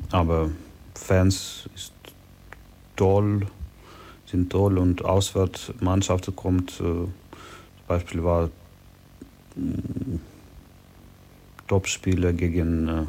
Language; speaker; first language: German; non-native, learner; Ukrainian